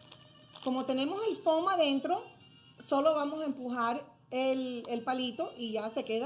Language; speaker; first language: Spanish; early bilingual, heritage; Spanish